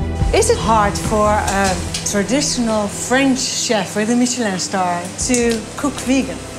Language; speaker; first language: Dutch; native; Dutch